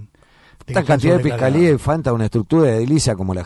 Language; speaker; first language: Spanish; native; Spanish